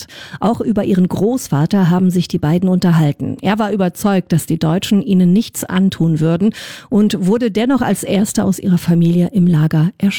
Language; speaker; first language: German; native; German